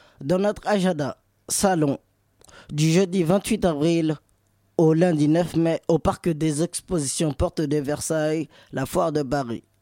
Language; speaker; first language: French; native; French